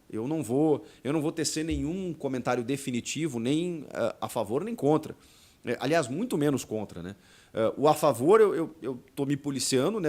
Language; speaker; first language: Portuguese; native; Portuguese